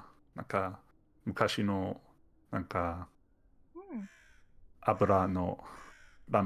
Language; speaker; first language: Japanese; non-native, fluent; Danish